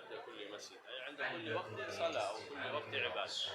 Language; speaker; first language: Arabic; native; Arabic